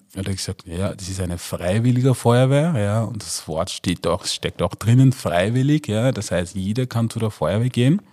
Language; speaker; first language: German; non-native, fluent; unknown